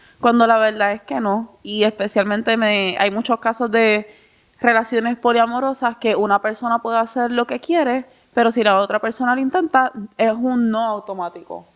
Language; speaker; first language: Spanish; non-native, learner; English